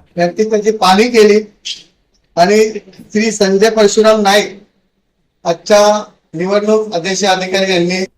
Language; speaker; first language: Marathi; native; Marathi